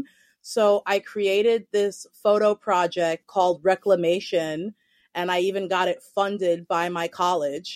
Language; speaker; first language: English; native; English